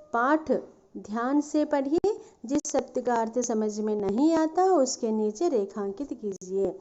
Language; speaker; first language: Hindi; non-native, local second language; Telugu